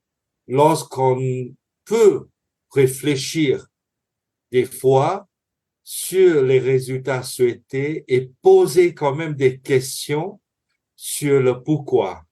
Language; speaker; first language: French; non-native, fluent; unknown